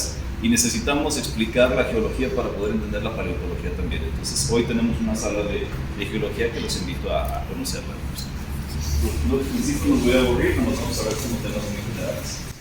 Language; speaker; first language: Spanish; native; Spanish